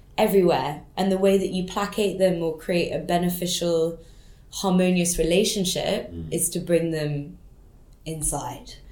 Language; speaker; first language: English; non-native, local second language; French